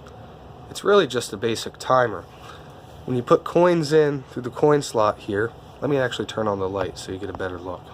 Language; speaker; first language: English; native; English